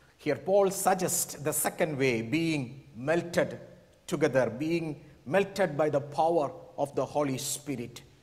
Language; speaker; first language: English; non-native, local second language; Malayalam